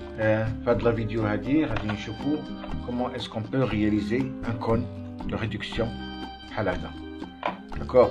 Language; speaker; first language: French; non-native, local second language; Arabic